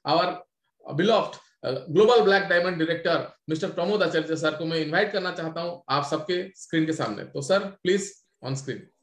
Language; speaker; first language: Hindi; non-native, local second language; Odia